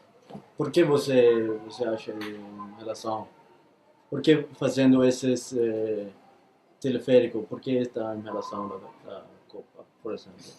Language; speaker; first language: Portuguese; non-native, learner; Danish